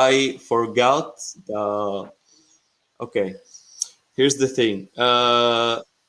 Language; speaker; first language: English; non-native, fluent; Arabic